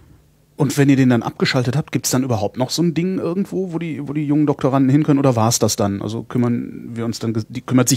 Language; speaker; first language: German; native; German